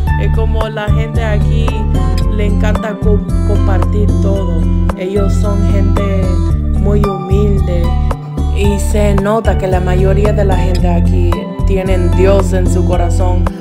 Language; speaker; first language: Spanish; non-native, fluent; English